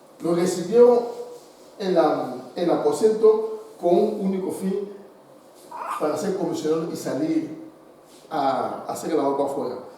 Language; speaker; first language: Spanish; non-native, fluent; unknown